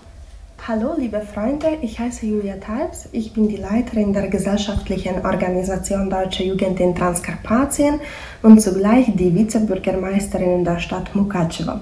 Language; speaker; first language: German; non-native, fluent; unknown